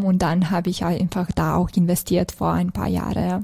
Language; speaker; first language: German; non-native, fluent; Serbian